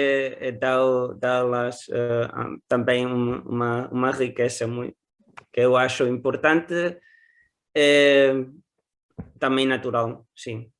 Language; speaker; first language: Portuguese; non-native, learner; Spanish